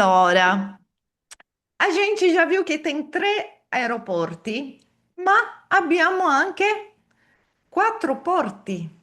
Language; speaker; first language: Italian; non-native, learner; Portuguese